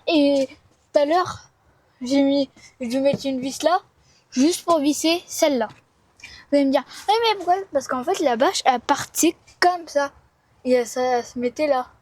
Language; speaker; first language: French; native; French